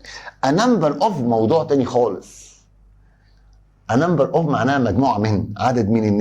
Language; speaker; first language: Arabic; native; Arabic